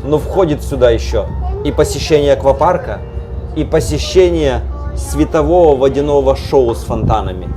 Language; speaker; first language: Russian; native; Russian